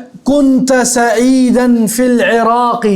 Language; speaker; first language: Arabic; non-native, fluent; Urdu